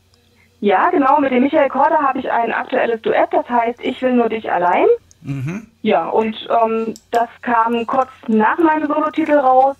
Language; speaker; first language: German; native; German